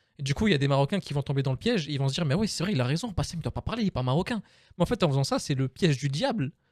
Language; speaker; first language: French; native; French